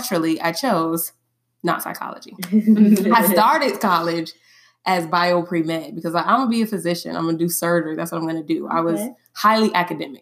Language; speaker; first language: English; native; English